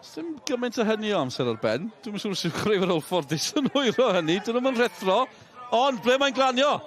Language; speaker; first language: Welsh; native; Welsh